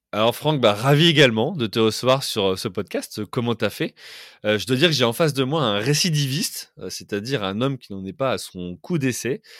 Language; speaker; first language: French; native; French